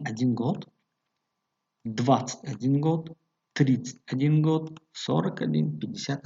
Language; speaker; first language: Russian; non-native, local second language; Tajik